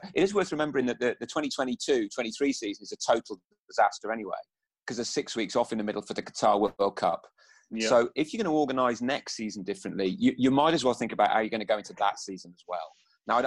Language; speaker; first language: English; native; English